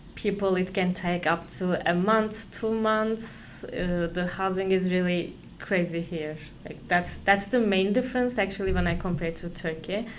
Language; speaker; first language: English; non-native, fluent; Turkish